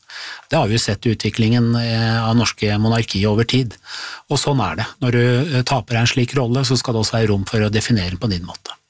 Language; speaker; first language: Norwegian; native; Norwegian